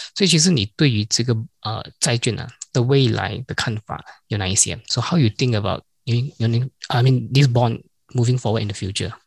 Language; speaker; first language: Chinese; native; Chinese